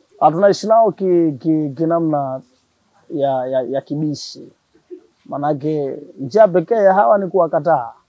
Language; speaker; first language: Swahili; native; Swahili